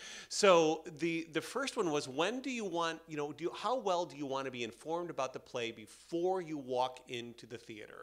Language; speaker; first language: English; native; English